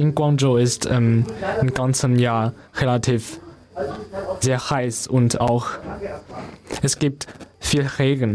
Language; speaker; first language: German; non-native, learner; Chinese